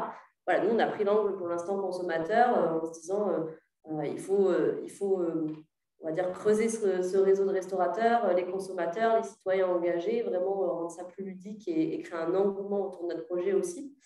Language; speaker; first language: French; native; French